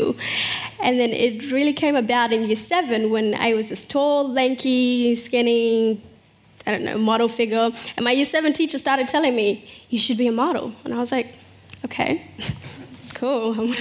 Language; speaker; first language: English; early bilingual, other home language; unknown